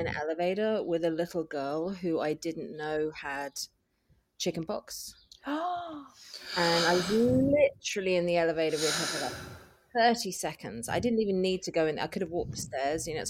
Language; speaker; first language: English; native; English